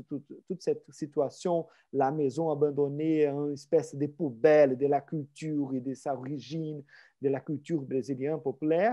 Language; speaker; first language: French; non-native, fluent; Portuguese